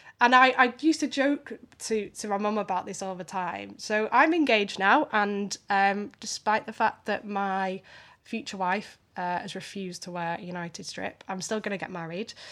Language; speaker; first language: English; native; English